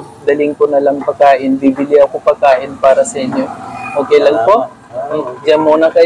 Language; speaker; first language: Filipino; non-native, learner; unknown